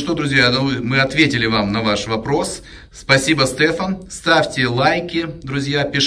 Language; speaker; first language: Russian; native; Russian